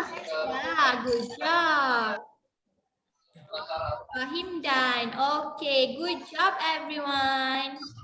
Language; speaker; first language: English; non-native, local second language; Malay